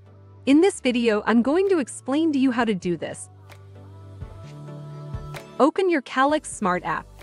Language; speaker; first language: English; non-native, fluent; Dutch